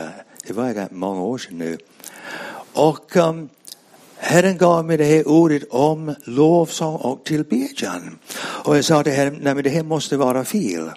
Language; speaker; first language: Swedish; non-native, fluent; English